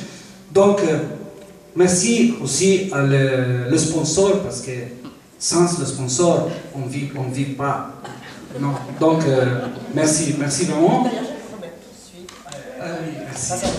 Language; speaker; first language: French; non-native, fluent; Italian